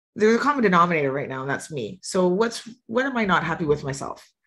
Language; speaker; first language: English; native; English